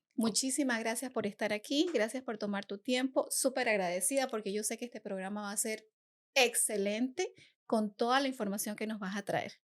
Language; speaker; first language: Spanish; native; Spanish